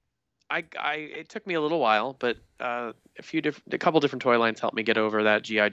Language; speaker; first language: English; native; English